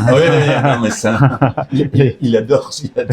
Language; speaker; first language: French; native; French